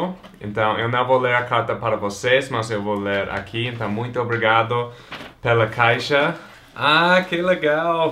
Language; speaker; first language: Portuguese; non-native, fluent; English